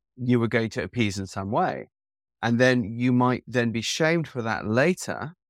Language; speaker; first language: English; native; English